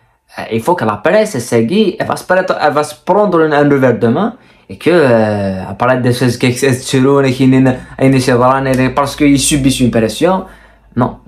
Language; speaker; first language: French; non-native, local second language; Kabyle